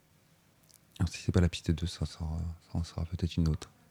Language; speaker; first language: French; native; French